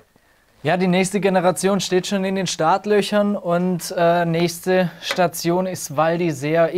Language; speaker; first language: German; native; German